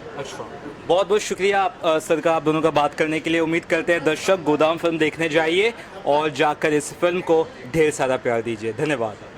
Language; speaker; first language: Hindi; native; Hindi